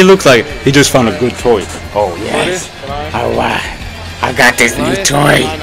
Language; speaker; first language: English; native; English